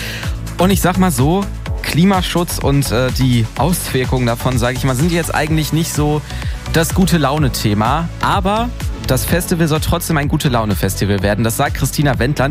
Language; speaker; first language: German; native; German